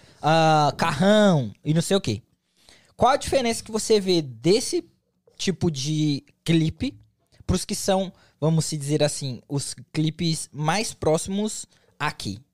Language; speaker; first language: Portuguese; native; Portuguese